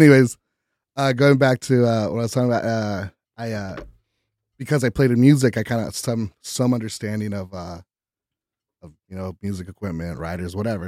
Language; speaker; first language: English; early bilingual, other home language; Spanish